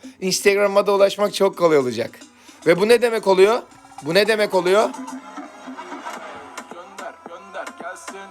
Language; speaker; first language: Turkish; native; Turkish